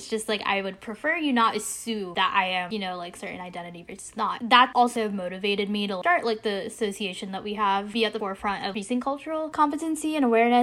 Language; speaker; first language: English; early bilingual, other home language; Bangla